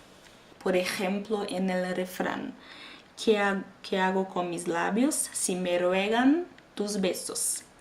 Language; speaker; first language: Spanish; non-native, fluent; Portuguese